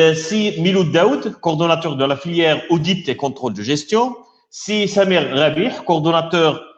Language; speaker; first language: French; non-native, local second language; Arabic